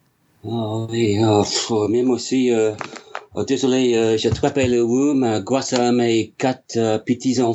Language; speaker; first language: French; non-native, learner; English